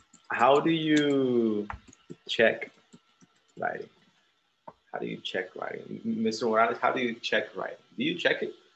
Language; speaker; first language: English; early bilingual, other home language; Spanish